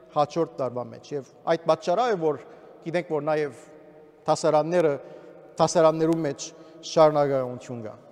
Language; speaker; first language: Armenian; early bilingual, heritage; Armenian